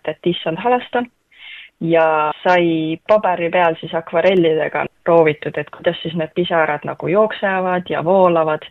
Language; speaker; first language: Estonian; native; Estonian